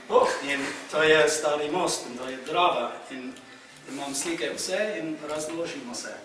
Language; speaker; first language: Slovenian; non-native, fluent; English